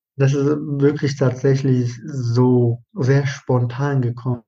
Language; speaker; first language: German; non-native, fluent; Arabic